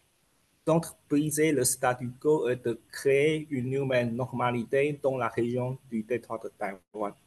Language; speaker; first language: French; non-native, fluent; Chinese